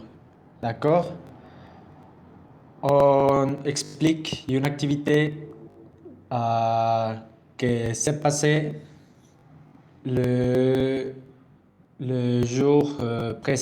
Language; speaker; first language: French; non-native, learner; Spanish